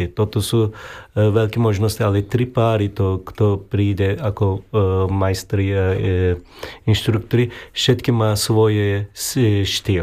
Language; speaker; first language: Slovak; non-native, learner; Turkish